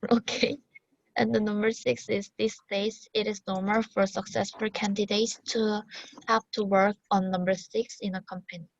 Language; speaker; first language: English; non-native, learner; Korean